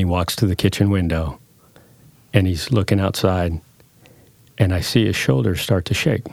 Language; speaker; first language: English; early bilingual, other home language; Spanish